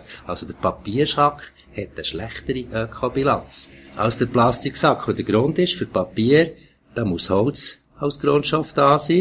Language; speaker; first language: German; native; German